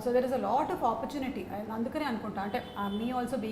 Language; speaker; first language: Telugu; native; Telugu